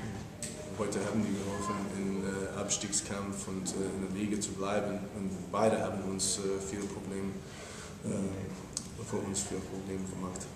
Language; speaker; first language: German; non-native, fluent; English